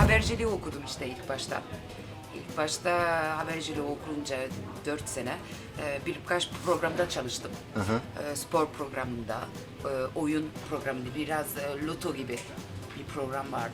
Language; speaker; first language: Turkish; early bilingual, heritage; Turkish